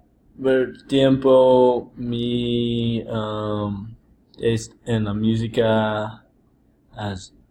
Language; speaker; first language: Spanish; non-native, learner; English